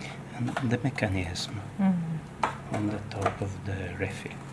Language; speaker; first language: English; non-native, learner; Italian